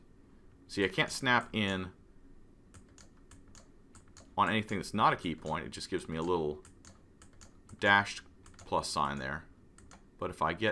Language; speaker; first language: English; native; English